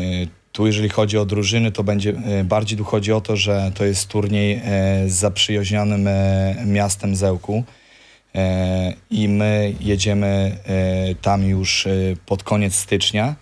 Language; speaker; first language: Polish; native; Polish